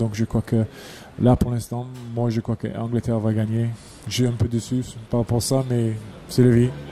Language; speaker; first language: French; non-native, fluent; English